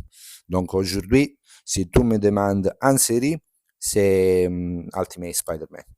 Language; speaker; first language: French; non-native, fluent; Italian